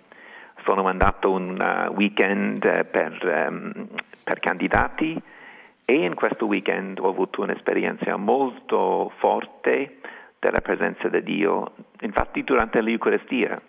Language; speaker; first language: Italian; non-native, fluent; English